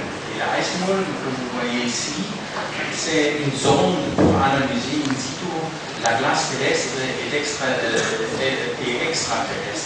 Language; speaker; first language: French; non-native, fluent; German